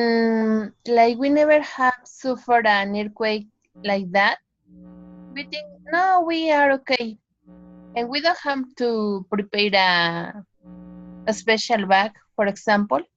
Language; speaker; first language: English; non-native, learner; Spanish